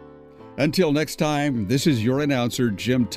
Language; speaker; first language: English; native; English